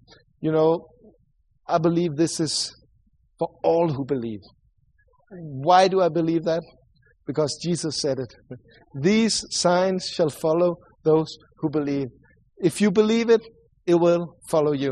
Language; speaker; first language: English; non-native, fluent; Swedish